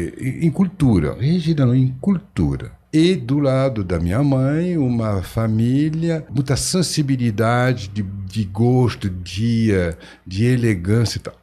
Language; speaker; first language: Portuguese; non-native, fluent; French